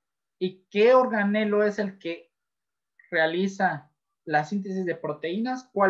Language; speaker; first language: Spanish; native; Spanish